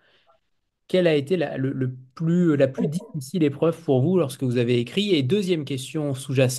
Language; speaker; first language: French; native; French